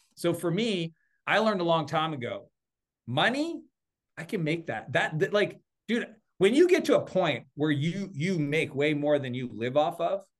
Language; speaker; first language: English; native; English